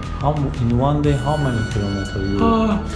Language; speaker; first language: English; non-native, learner; Turkish